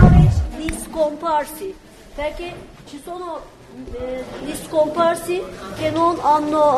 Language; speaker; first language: Italian; non-native, fluent; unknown